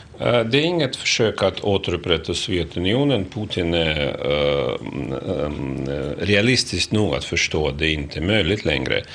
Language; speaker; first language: Swedish; non-native, fluent; Russian